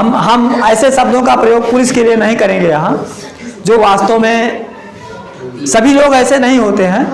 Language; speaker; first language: Hindi; native; Hindi